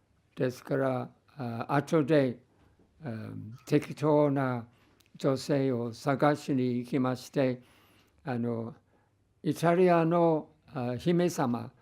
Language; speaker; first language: Japanese; non-native, fluent; English